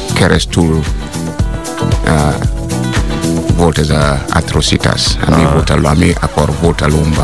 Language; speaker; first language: Hungarian; non-native, fluent; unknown